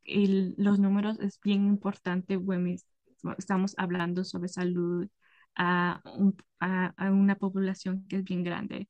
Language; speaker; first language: Spanish; early bilingual, heritage; Spanish